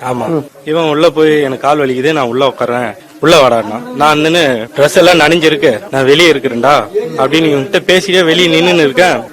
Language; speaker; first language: Tamil; native; Tamil